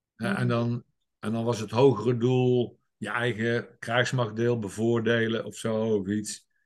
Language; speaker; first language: Dutch; native; Dutch